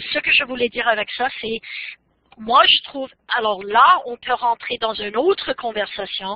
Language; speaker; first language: French; non-native, fluent; English